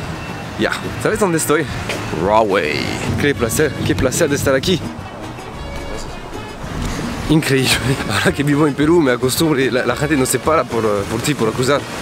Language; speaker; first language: Spanish; non-native, learner; French